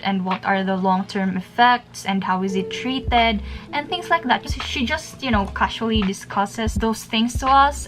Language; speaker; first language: English; non-native, local second language; Filipino